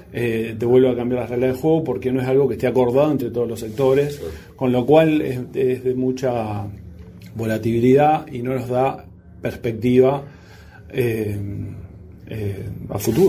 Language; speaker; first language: Spanish; native; Spanish